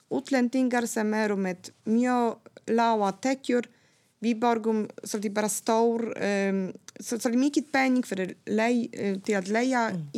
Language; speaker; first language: Icelandic; non-native, fluent; Polish